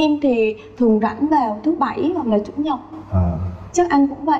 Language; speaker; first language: Vietnamese; native; Vietnamese